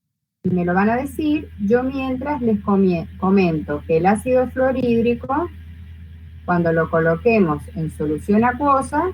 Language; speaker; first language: Spanish; native; Spanish